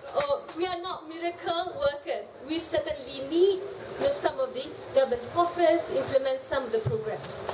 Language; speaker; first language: English; non-native, local second language; Malay